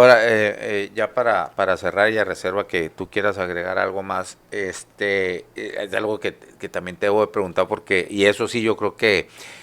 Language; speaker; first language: Spanish; native; Spanish